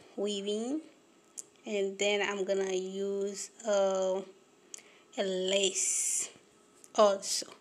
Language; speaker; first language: English; non-native, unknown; Haitian Creole